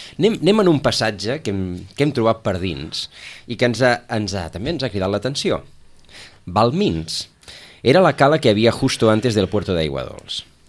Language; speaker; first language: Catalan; native; Catalan